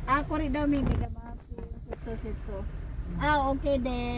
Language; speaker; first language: Japanese; non-native, learner; Filipino